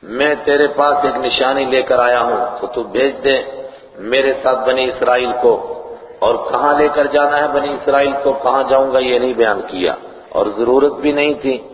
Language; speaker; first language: Urdu; non-native, local second language; Kashmiri